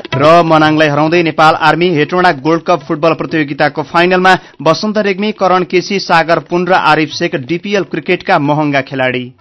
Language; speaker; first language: Nepali; native; Nepali